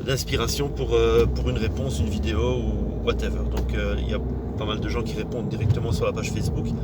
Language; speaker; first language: French; native; French